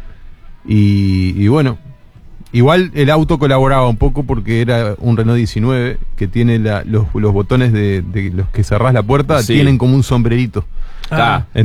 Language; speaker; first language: Spanish; native; Spanish